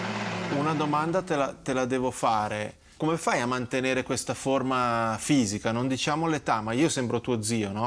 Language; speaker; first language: Italian; native; Italian